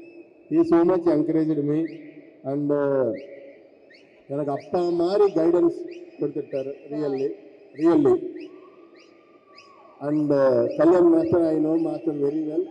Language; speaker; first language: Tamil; non-native, learner; Telugu